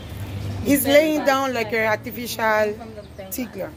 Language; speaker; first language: English; non-native, learner; French